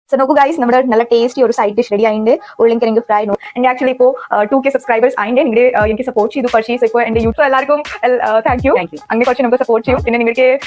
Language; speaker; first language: Malayalam; non-native, learner; Hindi